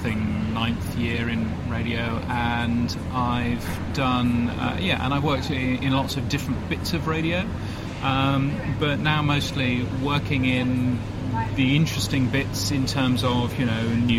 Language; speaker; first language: English; native; English